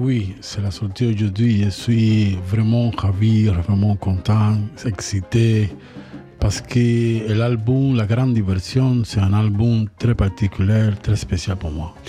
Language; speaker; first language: French; non-native, learner; Spanish